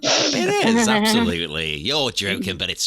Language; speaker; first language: English; native; English